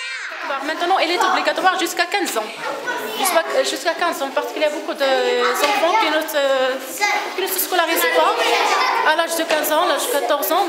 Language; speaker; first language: French; non-native, learner; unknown